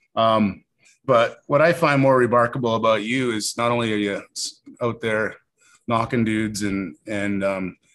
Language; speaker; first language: English; native; English